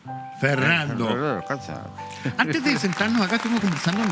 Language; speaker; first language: Spanish; native; Spanish